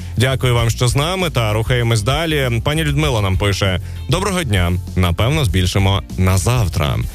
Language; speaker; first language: Ukrainian; native; Ukrainian